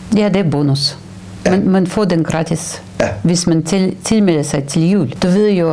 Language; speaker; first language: Danish; non-native, fluent; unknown